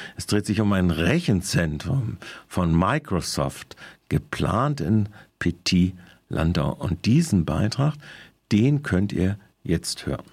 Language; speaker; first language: German; native; German